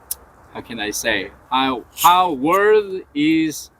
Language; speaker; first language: English; non-native, learner; Korean